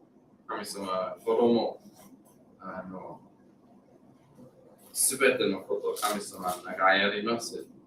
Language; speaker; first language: Japanese; non-native, learner; English